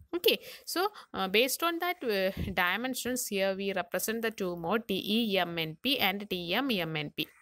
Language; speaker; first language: English; non-native, local second language; Malayalam